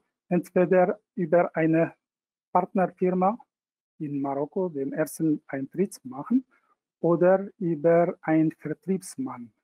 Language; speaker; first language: German; non-native, fluent; Arabic